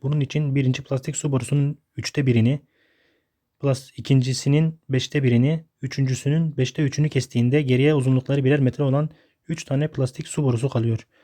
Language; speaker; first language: Turkish; native; Turkish